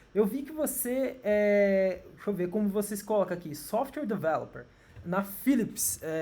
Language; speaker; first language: Portuguese; native; Portuguese